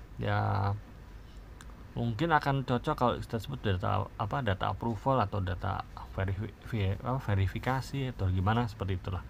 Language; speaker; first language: Indonesian; native; Indonesian